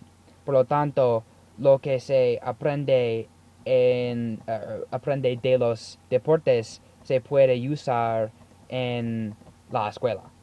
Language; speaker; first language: Spanish; non-native, learner; English